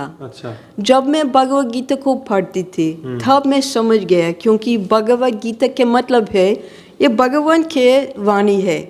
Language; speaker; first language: Hindi; non-native, fluent; English